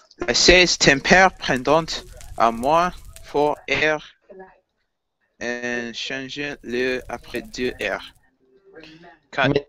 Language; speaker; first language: French; non-native, learner; English